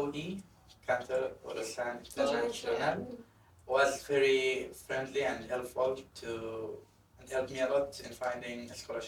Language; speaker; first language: English; non-native, fluent; Arabic